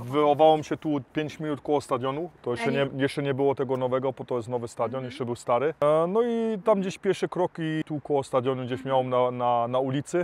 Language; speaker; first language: Polish; early bilingual, heritage; Polish